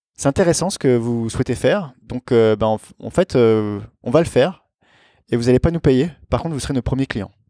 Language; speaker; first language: French; native; French